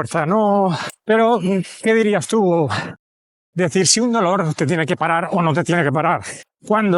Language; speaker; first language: Spanish; native; Spanish